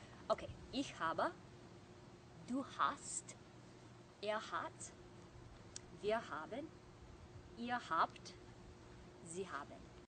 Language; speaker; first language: German; non-native, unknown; English